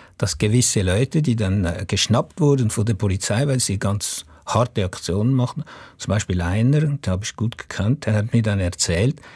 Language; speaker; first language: German; non-native, local second language; French